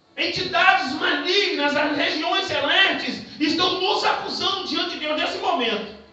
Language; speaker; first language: Portuguese; native; Portuguese